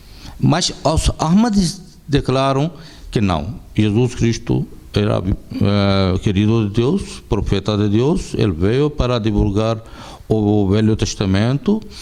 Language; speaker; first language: Portuguese; non-native, fluent; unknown